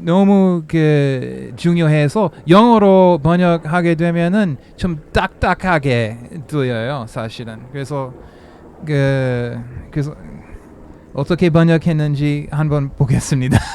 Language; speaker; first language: Korean; non-native, fluent; English